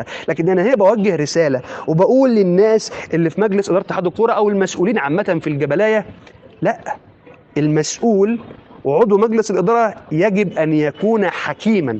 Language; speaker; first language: Arabic; native; Arabic